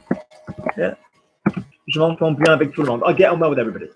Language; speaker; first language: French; non-native, fluent; English